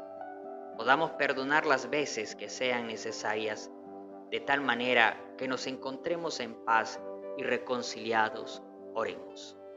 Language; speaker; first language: Spanish; native; Spanish